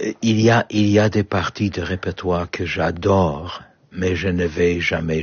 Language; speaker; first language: French; non-native, learner; Polish